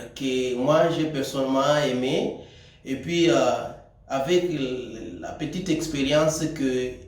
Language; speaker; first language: French; non-native, local second language; Swahili